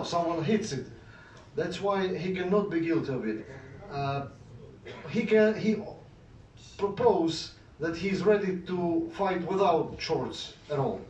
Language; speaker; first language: English; non-native, fluent; Ukrainian